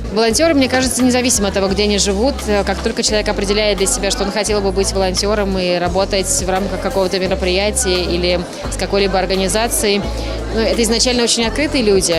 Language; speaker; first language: Russian; native; Russian